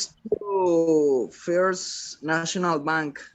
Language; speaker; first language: English; non-native, learner; Spanish